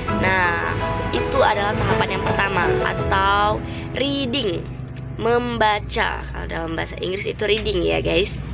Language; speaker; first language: Indonesian; native; Indonesian